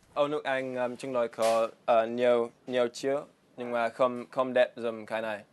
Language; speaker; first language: Vietnamese; non-native, learner; English